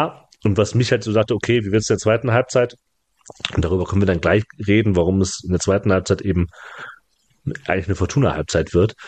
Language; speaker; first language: German; native; German